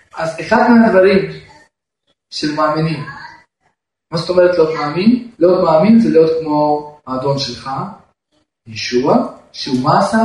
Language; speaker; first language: Hebrew; non-native, fluent; Russian